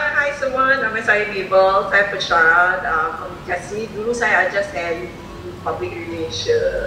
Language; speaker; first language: Indonesian; non-native, learner; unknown